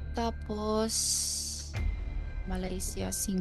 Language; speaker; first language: Filipino; early bilingual, other home language; Chinese